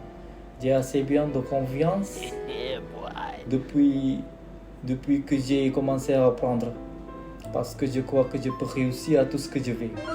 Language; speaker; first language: French; non-native, learner; Indonesian